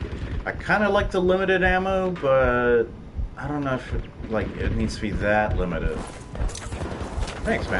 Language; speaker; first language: English; native; English